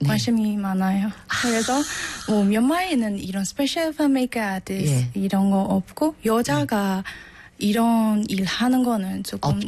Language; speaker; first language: Korean; non-native, learner; Thai